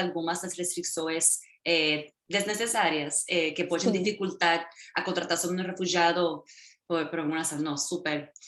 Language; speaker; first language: Portuguese; non-native, fluent; Spanish